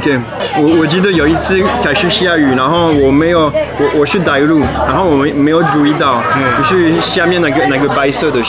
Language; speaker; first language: Chinese; non-native, fluent; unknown